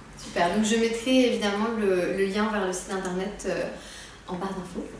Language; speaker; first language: French; native; French